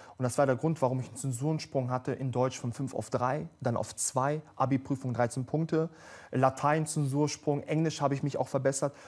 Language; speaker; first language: German; early bilingual, other home language; Bosnian